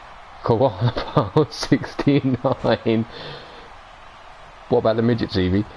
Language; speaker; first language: English; native; English